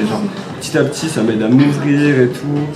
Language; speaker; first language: French; native; French